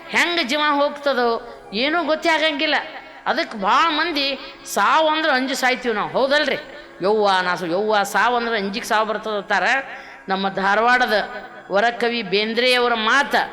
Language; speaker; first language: Kannada; native; Kannada